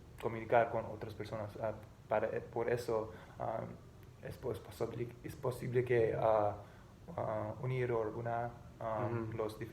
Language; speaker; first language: Spanish; non-native, learner; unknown